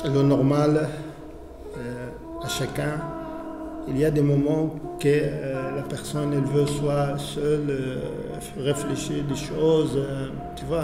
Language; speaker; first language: French; non-native, fluent; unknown